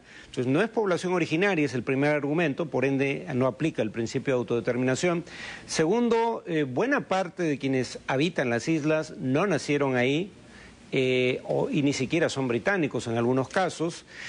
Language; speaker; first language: Spanish; native; Spanish